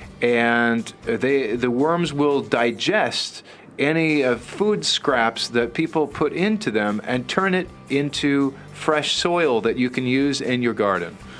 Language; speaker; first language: English; native; English